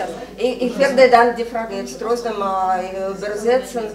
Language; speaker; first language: German; non-native, fluent; Russian